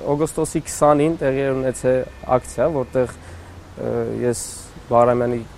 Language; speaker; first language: Armenian; native; Armenian